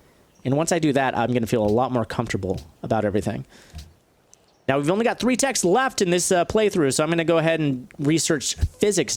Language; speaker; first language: English; native; English